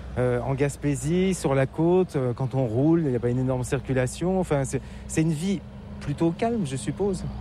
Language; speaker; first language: French; native; French